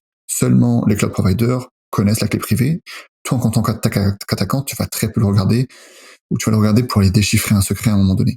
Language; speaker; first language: French; native; French